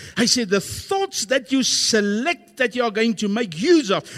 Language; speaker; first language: English; non-native, local second language; Afrikaans